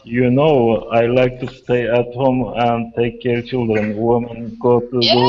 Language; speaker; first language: English; non-native, learner; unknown